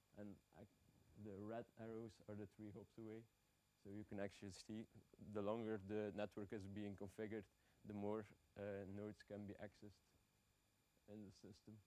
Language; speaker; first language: English; non-native, fluent; Dutch